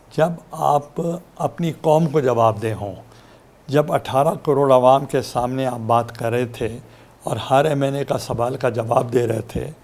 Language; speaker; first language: Urdu; non-native, local second language; Saraiki